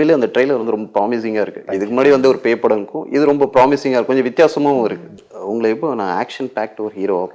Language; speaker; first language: Tamil; native; Tamil